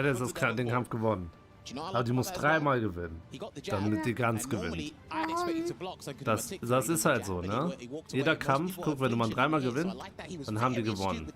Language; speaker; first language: German; early bilingual, heritage; German